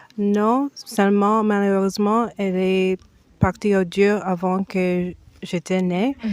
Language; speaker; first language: French; early bilingual, heritage; French